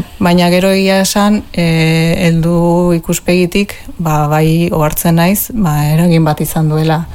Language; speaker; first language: Basque; non-native, local second language; Spanish